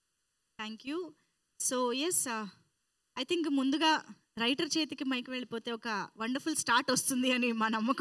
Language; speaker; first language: Telugu; native; Telugu